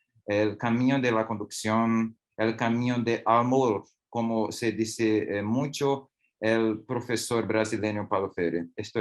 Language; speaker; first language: Spanish; non-native, learner; Portuguese